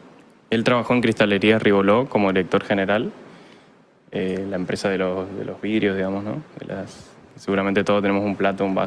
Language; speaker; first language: Spanish; native; Spanish